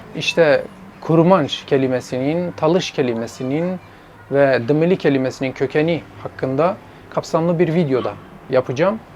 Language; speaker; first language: Turkish; non-native, local second language; Zaza